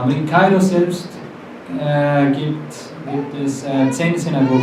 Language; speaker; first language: German; non-native, fluent; Portuguese